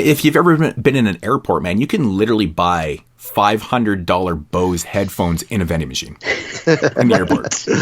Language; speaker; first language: English; native; English